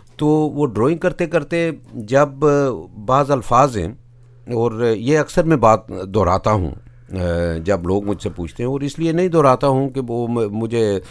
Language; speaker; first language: Urdu; non-native, local second language; Punjabi